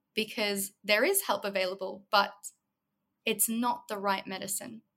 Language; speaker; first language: English; native; English